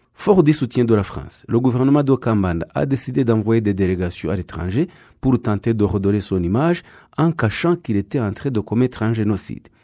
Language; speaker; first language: French; non-native, local second language; Kinyarwanda